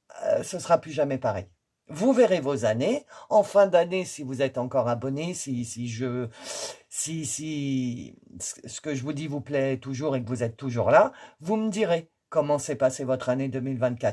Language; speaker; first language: French; native; French